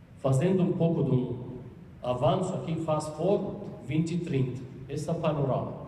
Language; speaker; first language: Portuguese; non-native, fluent; Arabic